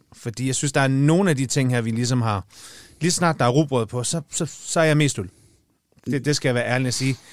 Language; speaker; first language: Danish; native; Danish